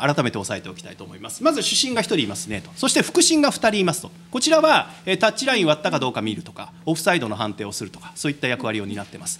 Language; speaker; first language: Japanese; native; Japanese